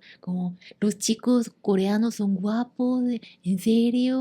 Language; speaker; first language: Spanish; non-native, learner; Korean